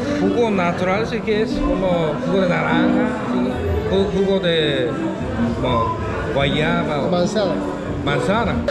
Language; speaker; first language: Spanish; non-native, learner; Korean